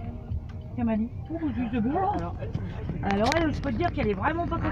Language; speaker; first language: French; native; French